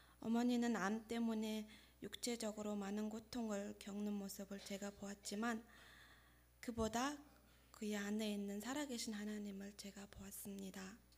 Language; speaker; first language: Korean; non-native, fluent; Mongolian